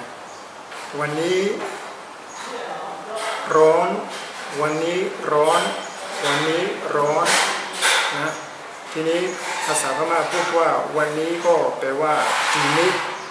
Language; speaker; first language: Thai; native; Thai